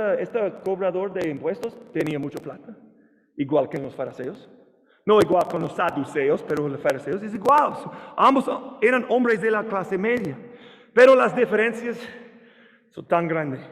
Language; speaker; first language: Spanish; non-native, learner; English